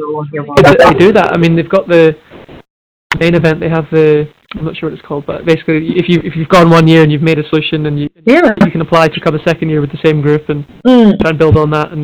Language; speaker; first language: English; native; English